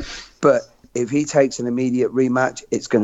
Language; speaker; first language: English; native; English